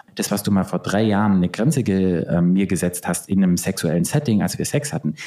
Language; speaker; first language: German; native; German